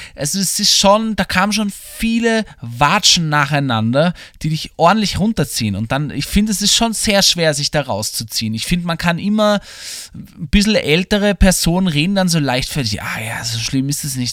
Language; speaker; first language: German; native; German